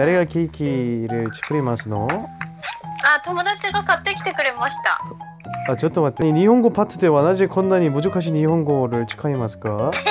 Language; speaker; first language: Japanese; non-native, learner; Korean